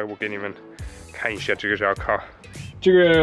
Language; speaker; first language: Chinese; non-native, fluent; German